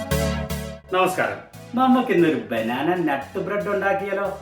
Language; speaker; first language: Malayalam; native; Malayalam